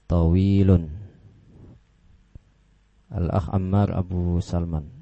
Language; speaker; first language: Arabic; non-native, fluent; Indonesian